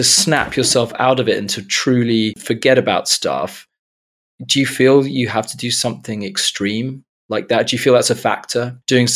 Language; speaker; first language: English; native; English